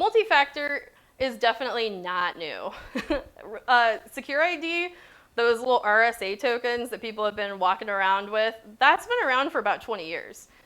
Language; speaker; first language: English; native; English